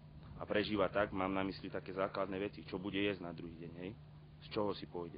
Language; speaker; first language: Slovak; native; Slovak